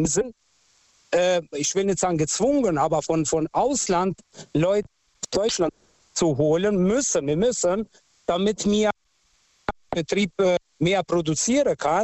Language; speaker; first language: German; non-native, local second language; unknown